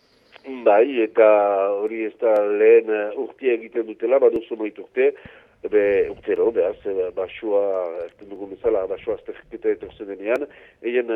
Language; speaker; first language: Basque; native; Basque